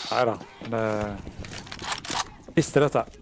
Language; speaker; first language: Norwegian; native; Norwegian